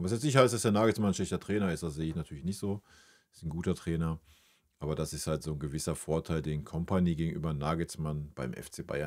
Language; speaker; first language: German; native; German